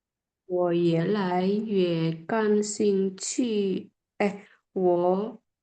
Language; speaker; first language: Chinese; non-native, learner; Indonesian